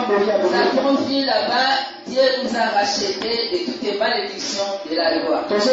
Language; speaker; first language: French; non-native, local second language; Lingala